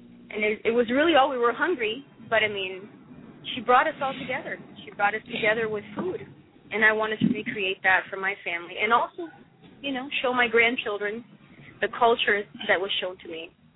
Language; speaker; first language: English; early bilingual, other home language; Spanish